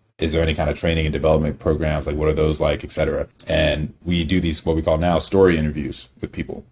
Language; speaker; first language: English; early bilingual, other home language; Igbo